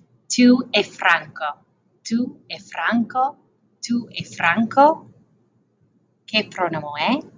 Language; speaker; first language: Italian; non-native, learner; English